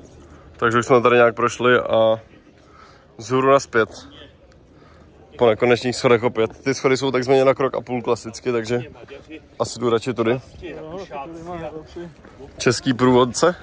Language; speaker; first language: Czech; native; Czech